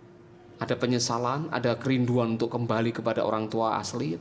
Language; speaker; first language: Indonesian; native; Indonesian